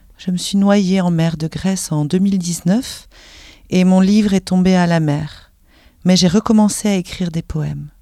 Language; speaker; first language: French; native; French